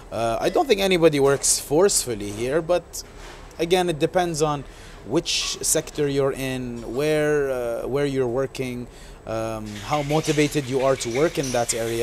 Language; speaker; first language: English; non-native, local second language; Arabic